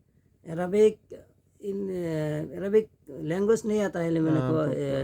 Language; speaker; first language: Hindi; non-native, learner; Bangla